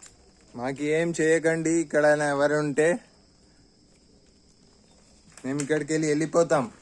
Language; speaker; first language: Telugu; non-native, local second language; Hindi